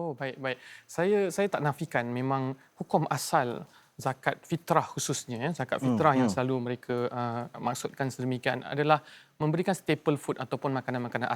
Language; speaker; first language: Malay; native; Malay